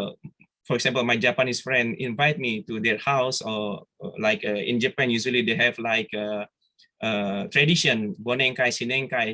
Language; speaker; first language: English; non-native, fluent; Indonesian